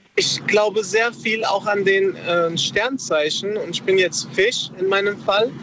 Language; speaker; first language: German; early bilingual, other home language; Spanish